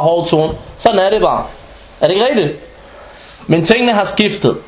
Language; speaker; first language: Danish; non-native, fluent; Arabic